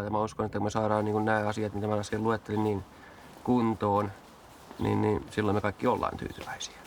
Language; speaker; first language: Finnish; native; Finnish